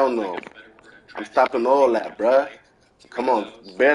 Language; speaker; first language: English; native; English